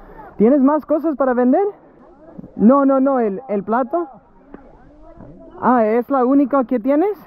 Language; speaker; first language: Spanish; non-native, learner; English